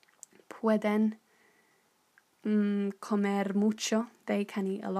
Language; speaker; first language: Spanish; non-native, fluent; English